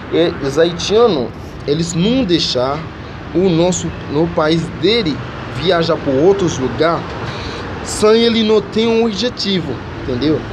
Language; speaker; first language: Portuguese; non-native, learner; Haitian Creole